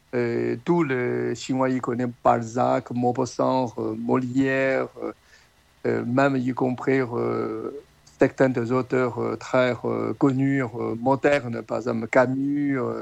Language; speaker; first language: French; non-native, fluent; Chinese